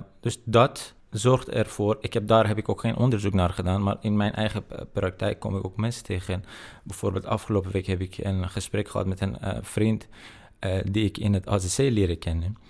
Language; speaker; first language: Dutch; non-native, fluent; Persian